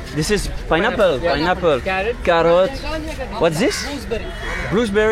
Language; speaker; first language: English; non-native, learner; French